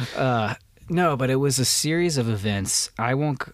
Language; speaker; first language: English; native; English